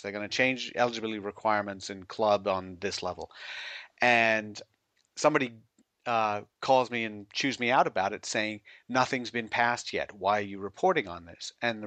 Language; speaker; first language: English; native; English